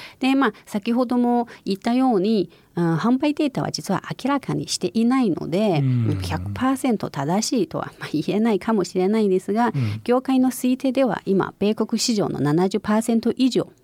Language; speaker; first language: Japanese; non-native, fluent; Chinese